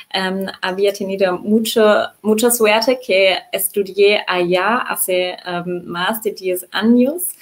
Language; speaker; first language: Spanish; non-native, fluent; German